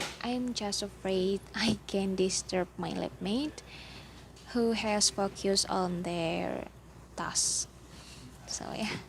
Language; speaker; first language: English; non-native, learner; Indonesian